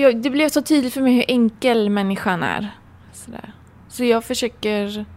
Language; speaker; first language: Swedish; early bilingual, other home language; Persian